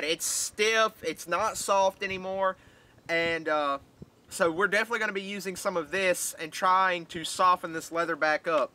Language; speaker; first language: English; native; English